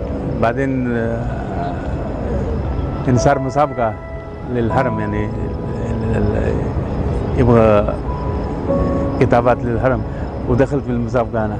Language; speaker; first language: Arabic; non-native, fluent; Urdu